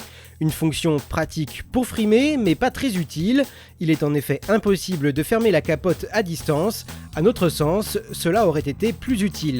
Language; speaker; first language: French; native; French